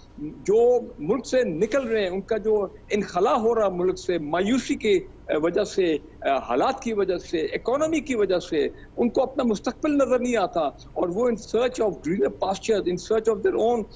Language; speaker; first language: Urdu; native; Urdu